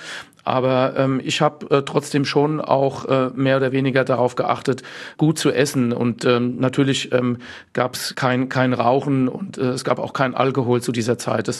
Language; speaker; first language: German; native; German